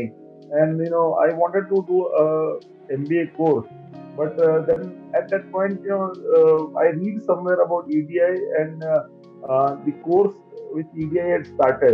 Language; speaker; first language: English; non-native, local second language; Gujarati